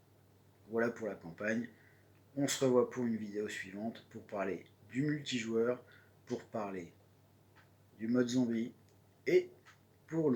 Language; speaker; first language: French; native; French